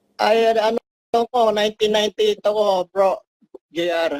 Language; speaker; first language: Filipino; native; Filipino